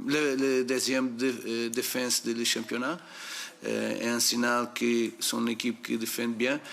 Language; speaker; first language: French; non-native, fluent; Portuguese